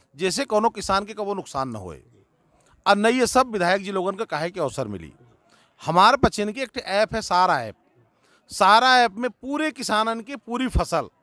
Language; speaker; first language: Hindi; native; Hindi